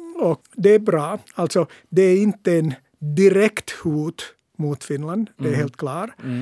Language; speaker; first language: Swedish; non-native, local second language; Finnish